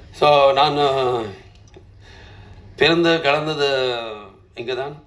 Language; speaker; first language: Tamil; non-native, local second language; Telugu